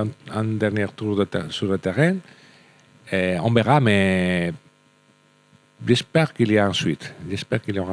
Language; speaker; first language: French; non-native, learner; Spanish